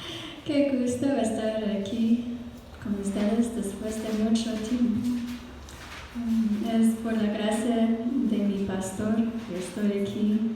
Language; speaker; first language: Spanish; non-native, fluent; English